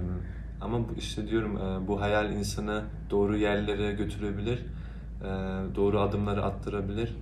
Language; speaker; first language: Turkish; early bilingual, heritage; Turkish